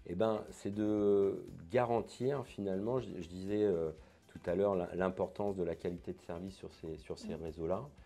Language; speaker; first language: French; native; French